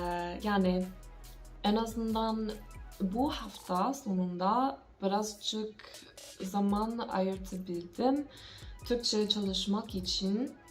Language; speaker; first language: Turkish; non-native, learner; English